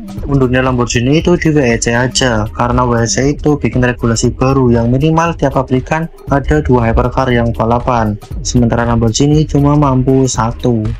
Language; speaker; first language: Indonesian; native; Indonesian